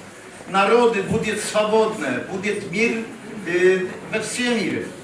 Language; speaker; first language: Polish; early bilingual, heritage; Polish